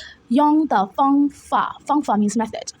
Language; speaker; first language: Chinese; non-native, learner; Arabic